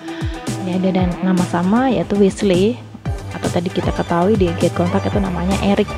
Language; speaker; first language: Indonesian; native; Indonesian